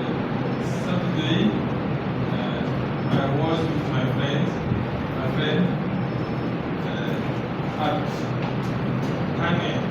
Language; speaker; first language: English; non-native, learner; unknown